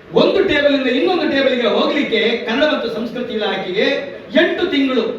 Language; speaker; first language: Kannada; non-native, local second language; Tulu